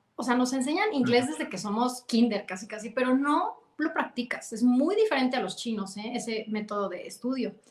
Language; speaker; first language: Spanish; native; Spanish